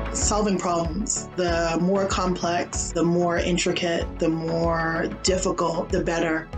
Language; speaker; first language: English; native; English